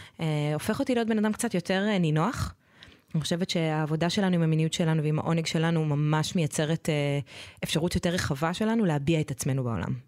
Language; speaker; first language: Hebrew; native; Hebrew